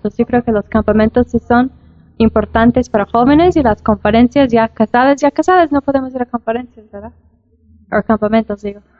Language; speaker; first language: Spanish; non-native, fluent; English